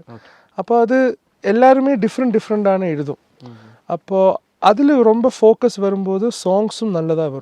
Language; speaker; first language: Tamil; non-native, learner; Malayalam